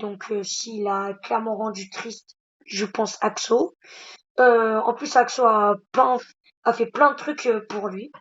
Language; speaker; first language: French; native; French